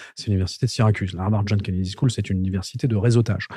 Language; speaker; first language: French; native; French